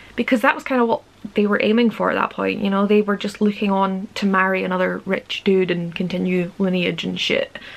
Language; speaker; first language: English; native; English